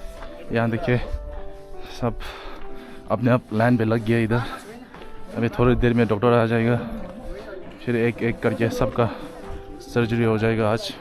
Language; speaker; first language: Hindi; non-native, fluent; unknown